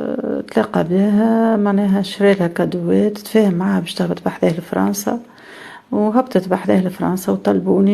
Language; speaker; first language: Arabic; native; Arabic